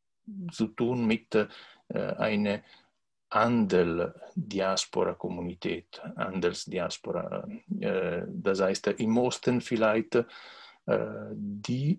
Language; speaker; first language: German; non-native, learner; Italian